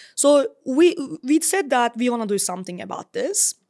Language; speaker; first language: English; non-native, fluent; Turkish